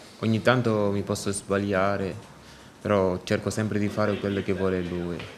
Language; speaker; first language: Italian; non-native, fluent; Wolof